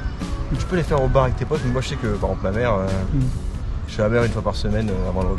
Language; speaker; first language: French; native; French